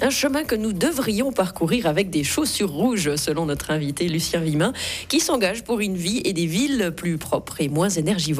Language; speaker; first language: French; native; French